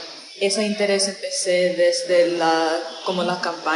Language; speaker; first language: Spanish; non-native, learner; English